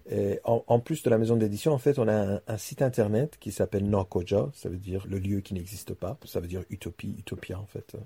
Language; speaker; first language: French; non-native, fluent; Persian